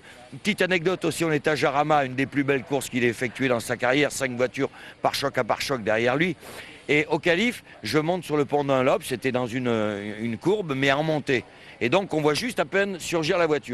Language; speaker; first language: French; native; French